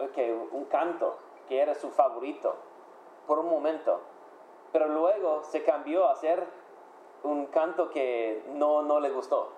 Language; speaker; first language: Spanish; non-native, fluent; English